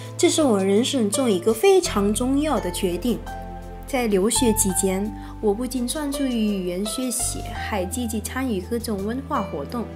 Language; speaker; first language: Chinese; non-native, fluent; Khmer